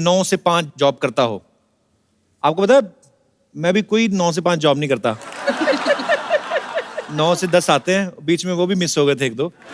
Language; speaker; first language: Hindi; native; Hindi